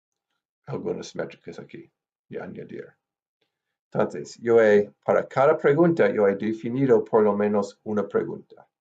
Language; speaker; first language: Spanish; non-native, fluent; English